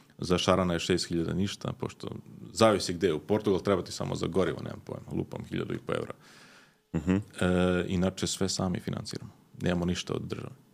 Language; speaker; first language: Serbian; early bilingual, heritage; Serbian